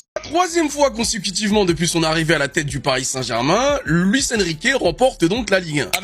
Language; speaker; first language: French; native; French